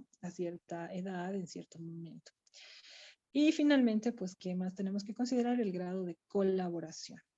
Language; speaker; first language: Spanish; native; Spanish